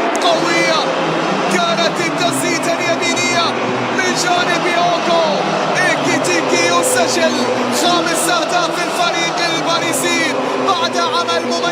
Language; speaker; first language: Arabic; native; Arabic